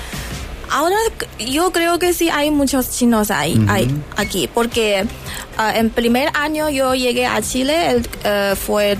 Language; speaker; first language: Spanish; non-native, learner; Chinese